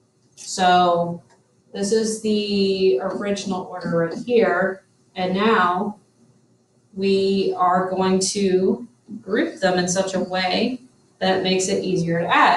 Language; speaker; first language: English; native; English